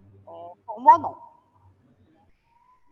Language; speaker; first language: French; non-native, local second language; Arabic